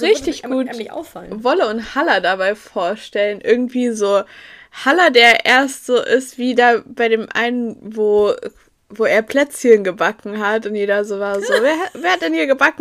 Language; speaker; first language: German; native; German